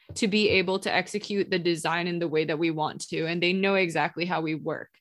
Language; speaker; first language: English; non-native, local second language; Indonesian